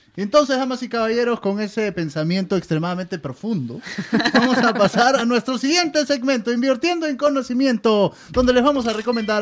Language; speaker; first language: Spanish; native; Spanish